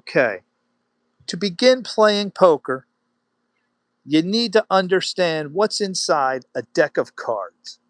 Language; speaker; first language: English; native; English